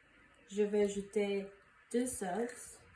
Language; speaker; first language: French; non-native, learner; Spanish